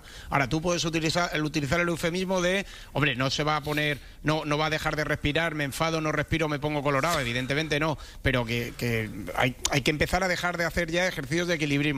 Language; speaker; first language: Spanish; native; Spanish